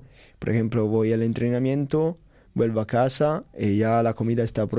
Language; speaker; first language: Spanish; non-native, learner; Italian